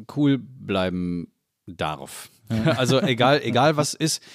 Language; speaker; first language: German; native; German